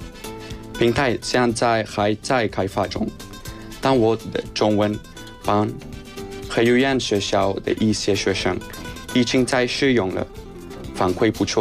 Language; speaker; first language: Chinese; non-native, fluent; Spanish